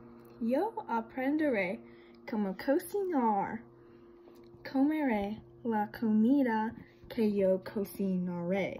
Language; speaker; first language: Spanish; non-native, learner; English